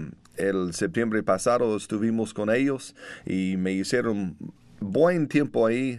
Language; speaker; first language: Spanish; non-native, learner; English